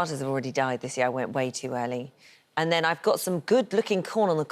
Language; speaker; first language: English; native; English